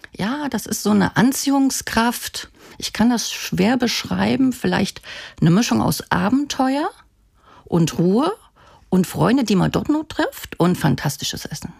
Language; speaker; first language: German; native; German